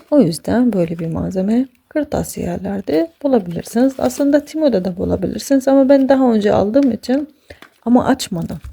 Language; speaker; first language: Turkish; non-native, fluent; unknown